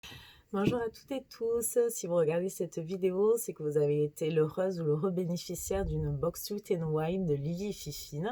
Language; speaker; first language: French; native; French